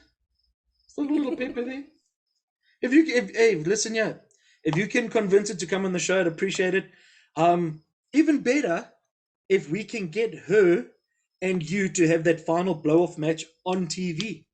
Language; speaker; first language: English; native; English